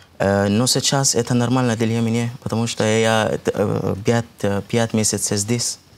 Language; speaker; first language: Russian; non-native, learner; Arabic